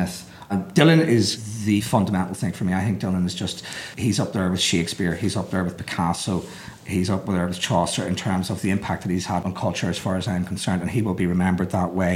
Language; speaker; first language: English; native; English